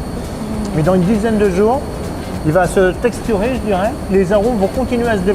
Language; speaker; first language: French; native; French